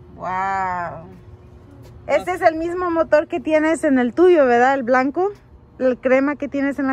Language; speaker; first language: Spanish; early bilingual, heritage; Spanish